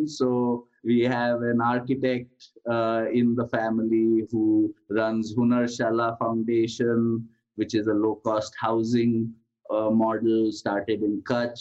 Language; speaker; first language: English; non-native, local second language; Gujarati